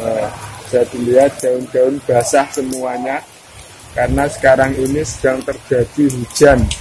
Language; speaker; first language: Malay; non-native, local second language; Javanese